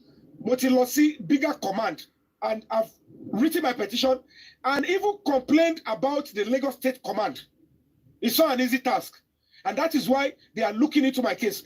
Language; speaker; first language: English; non-native, local second language; Yoruba